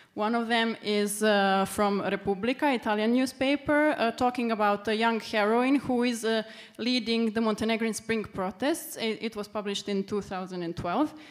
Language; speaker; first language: English; non-native, fluent; Serbian